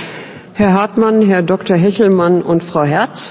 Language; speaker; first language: German; native; German